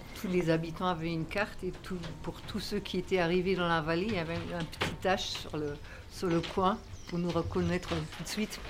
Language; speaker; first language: French; non-native, fluent; German